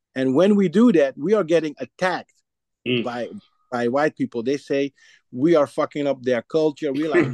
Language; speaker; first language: English; non-native, fluent; Dutch